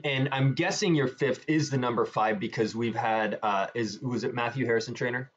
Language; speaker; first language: English; native; English